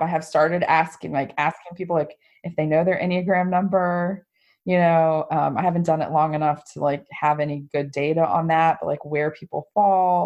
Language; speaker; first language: English; native; English